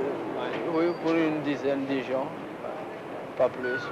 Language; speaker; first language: French; non-native, fluent; Portuguese